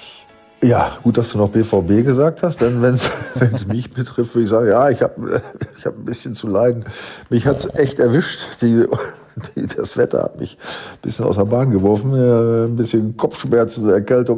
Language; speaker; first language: German; native; German